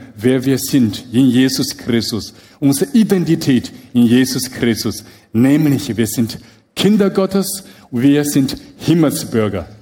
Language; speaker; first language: German; non-native, fluent; Chinese